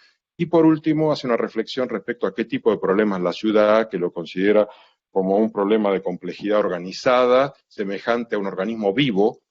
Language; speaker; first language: Spanish; native; Spanish